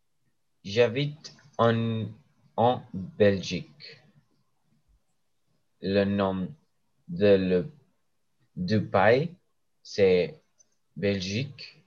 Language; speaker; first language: French; non-native, learner; Spanish